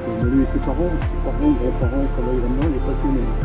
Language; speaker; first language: French; native; French